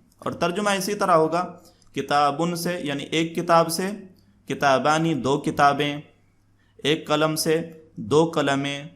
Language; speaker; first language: Urdu; native; Urdu